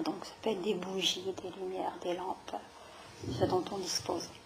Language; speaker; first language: French; native; French